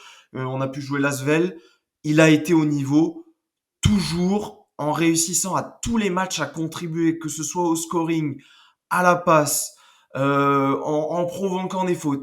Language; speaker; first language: French; native; French